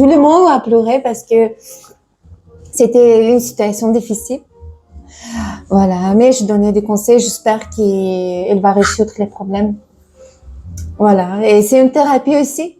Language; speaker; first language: French; non-native, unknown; Tajik